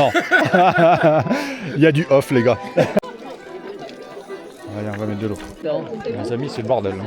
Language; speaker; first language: French; native; French